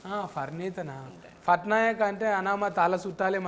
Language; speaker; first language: Telugu; native; Telugu